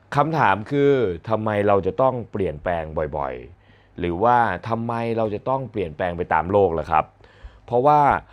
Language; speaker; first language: Thai; native; Thai